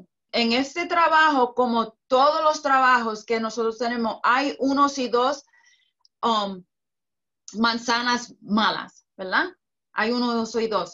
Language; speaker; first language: Spanish; early bilingual, heritage; Spanish